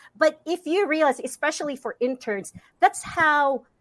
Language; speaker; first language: English; non-native, local second language; Cebuano